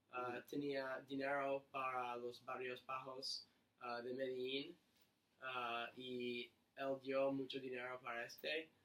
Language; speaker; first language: Spanish; non-native, learner; English